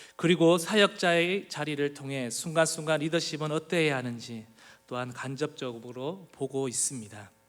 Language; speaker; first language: Korean; native; Korean